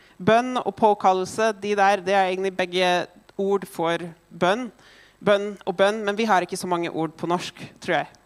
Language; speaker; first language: Norwegian; non-native, fluent; English